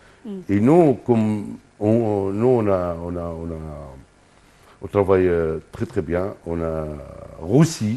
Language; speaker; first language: French; non-native, fluent; Arabic